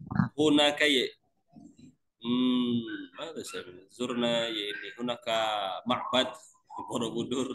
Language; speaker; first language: Arabic; non-native, learner; Indonesian